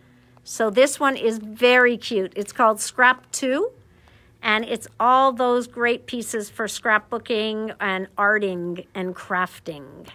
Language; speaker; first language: English; native; English